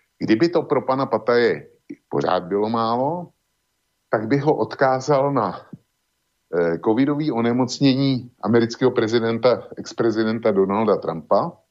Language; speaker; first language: Czech; native; Czech